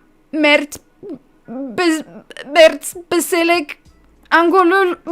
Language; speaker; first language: Hungarian; non-native, learner; English